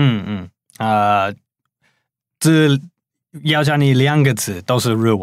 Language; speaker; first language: Chinese; non-native, fluent; English